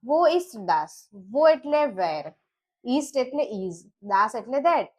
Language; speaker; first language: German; non-native, learner; Gujarati